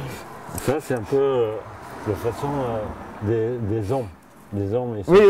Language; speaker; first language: French; non-native, fluent; Bulgarian